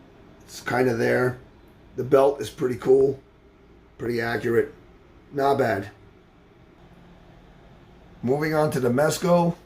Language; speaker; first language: English; native; English